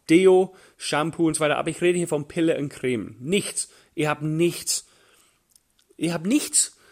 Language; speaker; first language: German; non-native, fluent; English